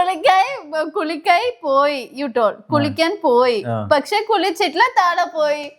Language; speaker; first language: Malayalam; non-native, learner; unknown